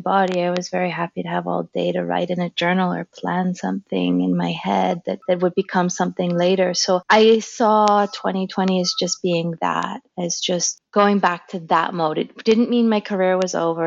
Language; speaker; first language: English; native; English